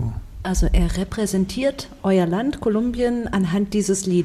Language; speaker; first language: German; native; German